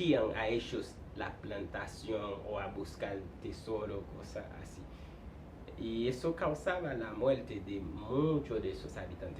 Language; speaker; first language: Spanish; non-native, fluent; Haitian Creole